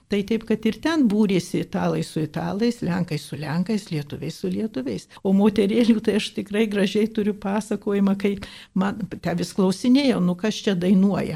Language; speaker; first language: Lithuanian; early bilingual, heritage; Lithuanian